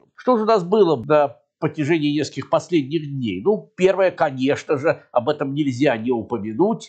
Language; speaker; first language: Russian; native; Russian